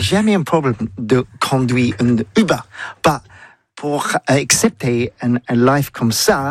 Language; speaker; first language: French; non-native, learner; English